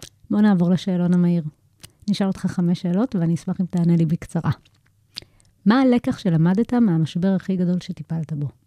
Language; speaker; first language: Hebrew; native; Hebrew